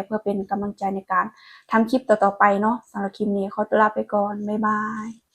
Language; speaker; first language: Thai; non-native, local second language; Lao